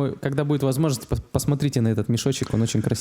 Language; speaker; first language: Russian; native; Russian